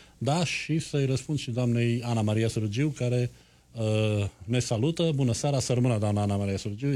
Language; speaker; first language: Romanian; native; Romanian